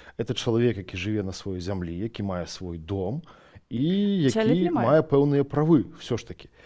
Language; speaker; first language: Belarusian; non-native, local second language; Russian